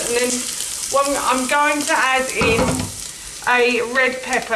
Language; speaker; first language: English; native; English